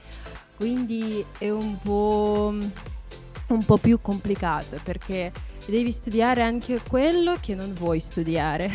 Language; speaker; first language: Italian; non-native, fluent; Russian